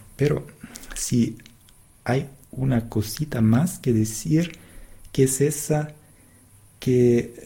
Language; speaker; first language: Spanish; non-native, fluent; German